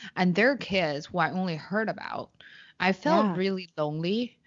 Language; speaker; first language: English; non-native, fluent; Chinese